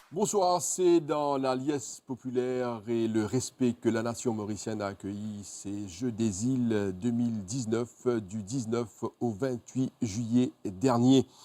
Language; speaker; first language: French; non-native, local second language; Morisyen